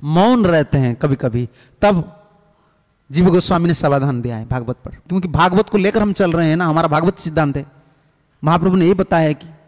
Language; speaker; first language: Hindi; non-native, local second language; Odia